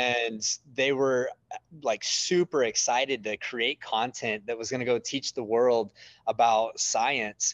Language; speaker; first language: English; native; English